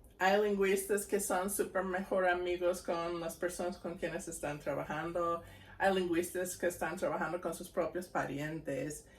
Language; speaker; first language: Spanish; non-native, fluent; English